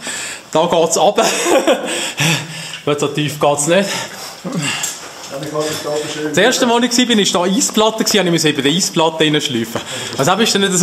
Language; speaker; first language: German; native; German